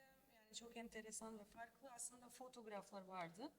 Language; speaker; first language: Turkish; non-native, learner; Macedonian